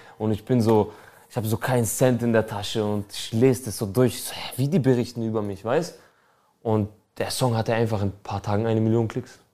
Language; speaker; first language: German; early bilingual, other home language; Albanian